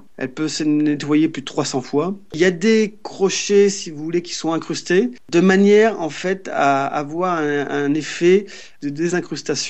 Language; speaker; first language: French; native; French